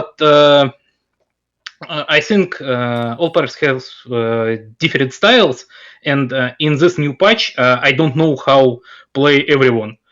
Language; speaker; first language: English; non-native, learner; Russian